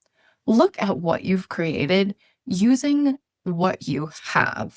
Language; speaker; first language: English; native; English